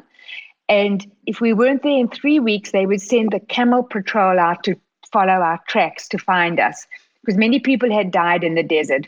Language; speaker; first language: English; native; English